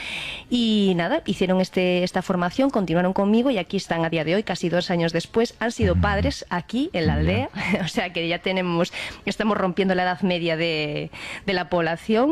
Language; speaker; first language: Spanish; native; Spanish